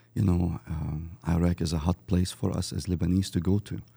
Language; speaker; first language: English; early bilingual, other home language; Arabic